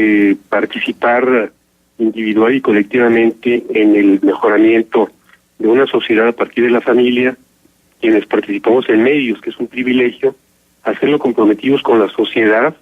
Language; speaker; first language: Spanish; native; Spanish